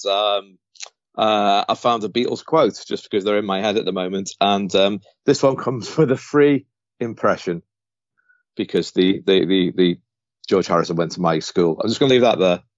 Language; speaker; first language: English; native; English